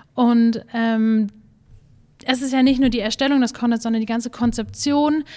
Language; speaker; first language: German; native; German